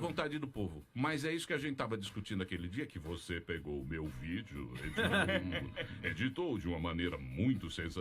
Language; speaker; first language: Portuguese; native; Portuguese